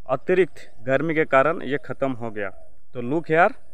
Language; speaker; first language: Hindi; non-native, local second language; Bangla